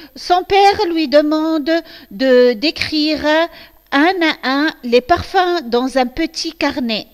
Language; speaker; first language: French; non-native, local second language; Arabic